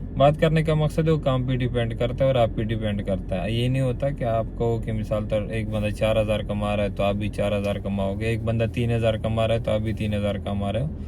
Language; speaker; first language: Urdu; non-native, local second language; Pashto